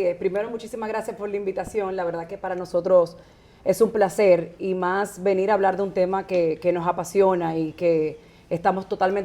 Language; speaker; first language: Spanish; native; Spanish